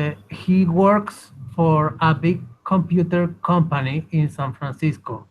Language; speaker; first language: English; non-native, learner; Spanish